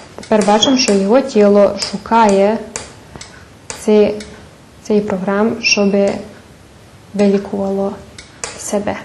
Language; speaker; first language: Ukrainian; early bilingual, heritage; Ukrainian